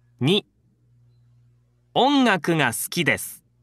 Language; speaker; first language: Japanese; non-native, learner; Filipino